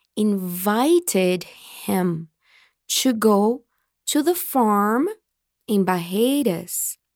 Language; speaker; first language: English; non-native, fluent; Portuguese